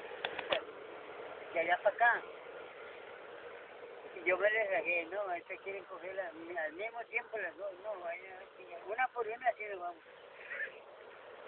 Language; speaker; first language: Spanish; native; Spanish